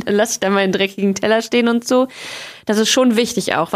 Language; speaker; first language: German; native; German